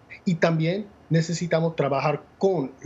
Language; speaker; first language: Spanish; non-native, fluent; English